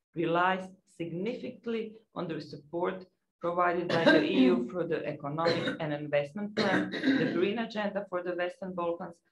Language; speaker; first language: English; non-native, fluent; Croatian